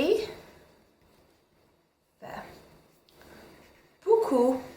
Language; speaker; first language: French; non-native, local second language; English